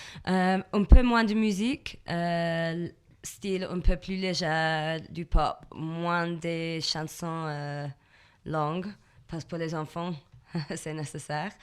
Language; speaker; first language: French; non-native, fluent; English